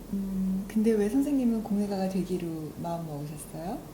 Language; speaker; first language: Korean; native; Korean